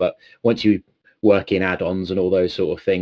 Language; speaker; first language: English; native; English